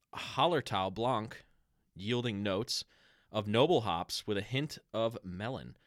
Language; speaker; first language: English; early bilingual, other home language; Italian